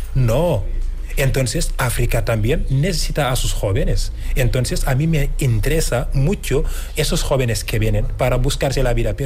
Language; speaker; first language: Spanish; non-native, fluent; Wolof